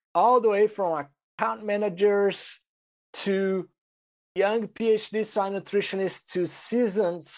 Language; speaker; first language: English; non-native, fluent; Portuguese